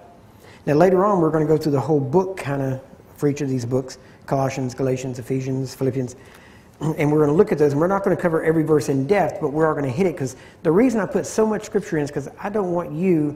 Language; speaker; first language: English; native; English